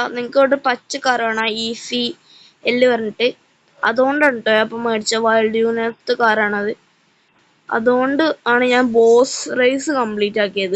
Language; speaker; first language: Malayalam; native; Malayalam